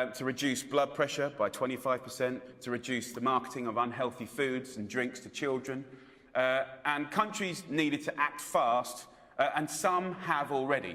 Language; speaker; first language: English; native; English